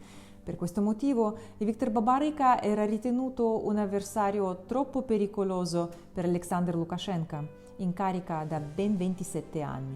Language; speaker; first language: Italian; non-native, fluent; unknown